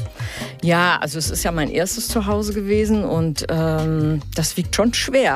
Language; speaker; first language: German; early bilingual, heritage; German